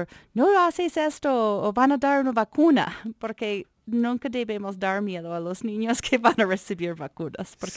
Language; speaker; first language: Spanish; non-native, fluent; English